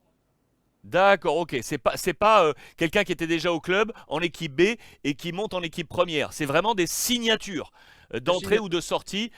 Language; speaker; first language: French; native; French